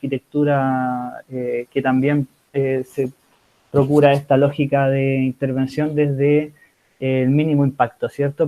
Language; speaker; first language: Spanish; native; Spanish